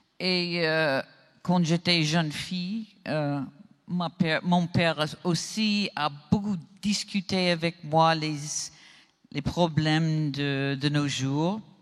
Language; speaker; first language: French; non-native, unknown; English